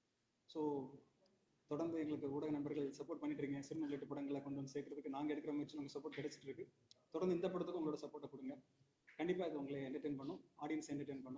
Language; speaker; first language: Tamil; native; Tamil